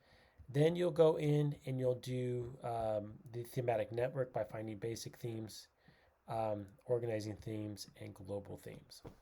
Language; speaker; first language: English; native; English